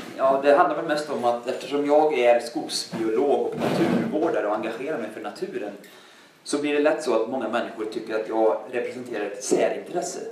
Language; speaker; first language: Swedish; native; Swedish